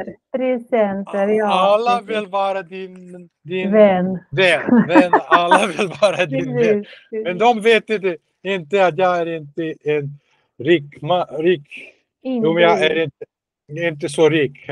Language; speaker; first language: Swedish; non-native, learner; Russian